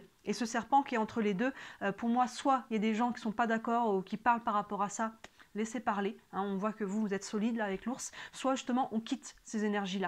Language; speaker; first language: French; native; French